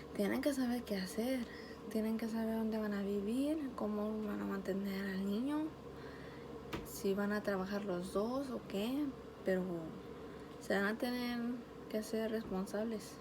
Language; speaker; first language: Spanish; early bilingual, heritage; Spanish